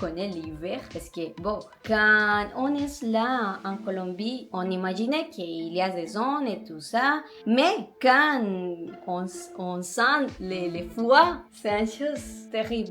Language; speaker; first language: French; non-native, learner; Spanish